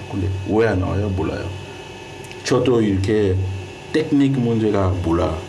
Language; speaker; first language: Korean; non-native, learner; French